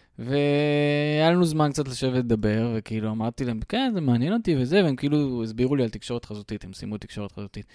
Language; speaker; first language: Hebrew; native; Hebrew